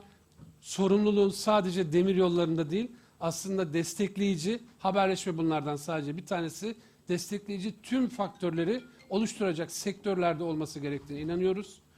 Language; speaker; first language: Turkish; native; Turkish